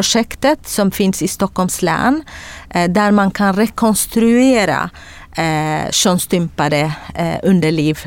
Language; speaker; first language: Swedish; non-native, fluent; Kurdish